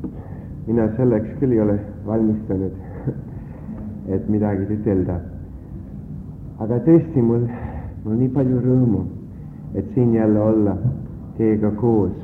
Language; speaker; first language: Estonian; early bilingual, heritage; Estonian